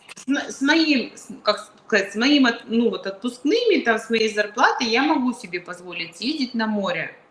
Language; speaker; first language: Russian; native; Russian